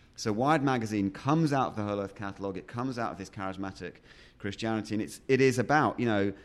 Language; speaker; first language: English; native; English